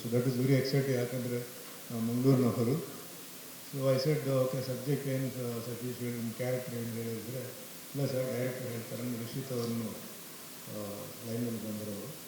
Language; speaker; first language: Kannada; non-native, fluent; Tulu